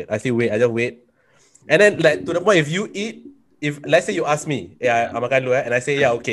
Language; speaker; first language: English; non-native, local second language; Malay